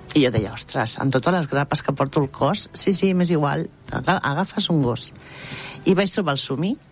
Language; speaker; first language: Catalan; non-native, local second language; Spanish